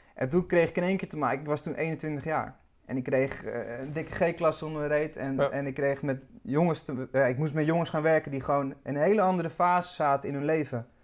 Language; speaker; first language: Dutch; native; Dutch